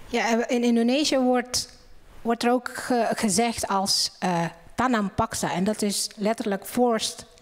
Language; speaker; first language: Dutch; non-native, fluent; Indonesian